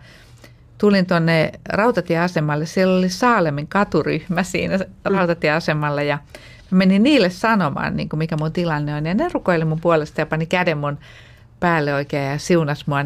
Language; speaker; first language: Finnish; native; Finnish